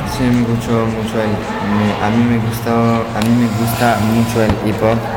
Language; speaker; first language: Spanish; non-native, learner; French